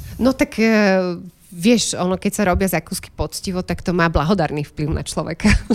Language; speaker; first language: Slovak; native; Slovak